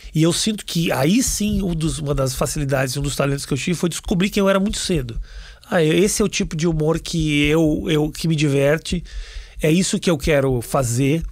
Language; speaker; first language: Portuguese; native; Portuguese